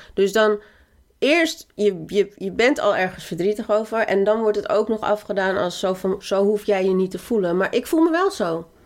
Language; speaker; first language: Dutch; early bilingual, other home language; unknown